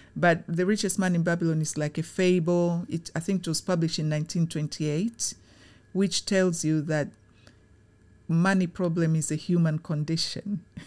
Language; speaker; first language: English; non-native, local second language; Swahili